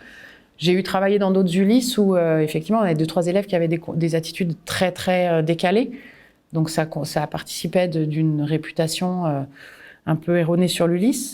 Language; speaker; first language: French; native; French